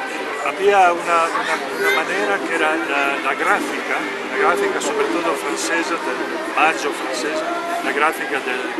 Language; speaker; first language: Spanish; non-native, learner; Italian